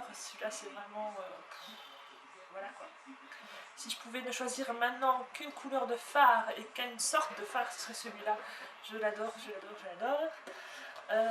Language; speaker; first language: French; native; French